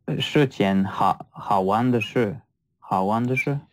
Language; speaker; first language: Chinese; non-native, learner; French